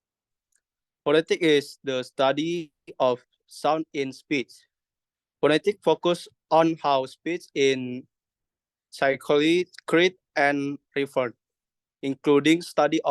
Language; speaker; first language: English; non-native, learner; Indonesian